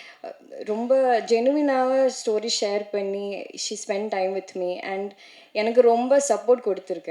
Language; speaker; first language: Tamil; non-native, learner; Malayalam